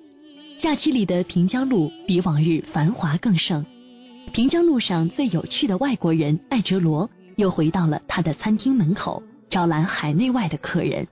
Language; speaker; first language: Chinese; native; Chinese